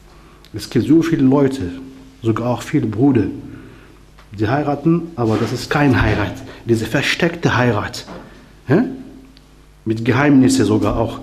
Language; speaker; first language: German; non-native, learner; Arabic